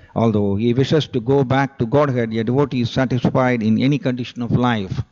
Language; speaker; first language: English; non-native, local second language; Tamil